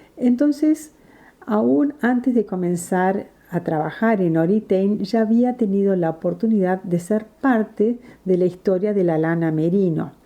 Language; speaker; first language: Spanish; non-native, fluent; English